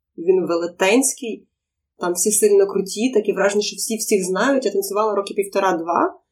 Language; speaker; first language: Ukrainian; non-native, local second language; Russian